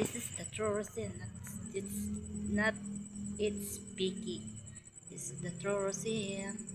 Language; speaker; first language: English; non-native, local second language; Filipino